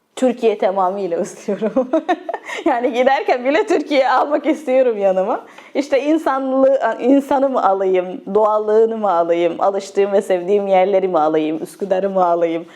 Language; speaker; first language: Turkish; non-native, fluent; Arabic